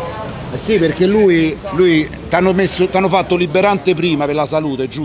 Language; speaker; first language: Italian; native; Italian